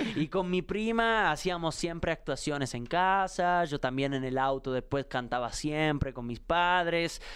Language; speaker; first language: Spanish; non-native, fluent; Italian